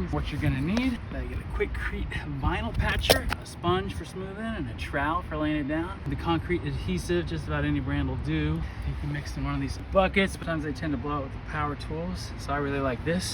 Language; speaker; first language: English; native; English